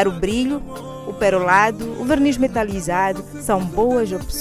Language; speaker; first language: Portuguese; native; Portuguese